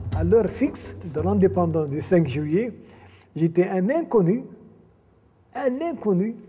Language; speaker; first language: French; non-native, local second language; Arabic